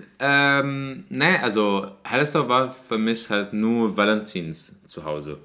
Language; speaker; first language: German; non-native, fluent; Arabic